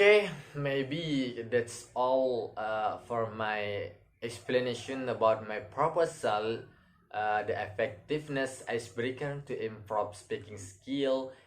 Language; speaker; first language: English; non-native, learner; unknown